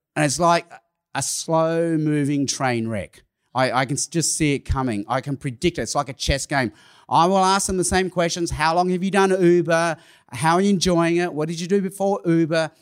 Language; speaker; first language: English; non-native, local second language; Cantonese